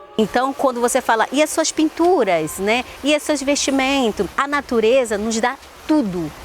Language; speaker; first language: Portuguese; non-native, local second language; Ticuna